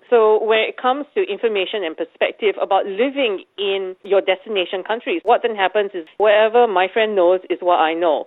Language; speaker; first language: English; native; English